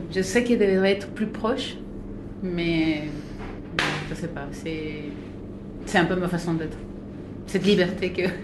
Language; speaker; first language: French; non-native, fluent; Spanish